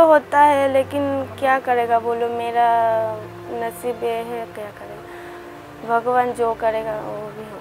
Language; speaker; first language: Hindi; non-native, local second language; Bangla